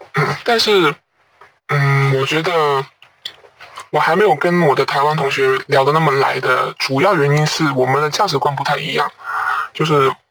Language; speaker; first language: Chinese; non-native, local second language; Cantonese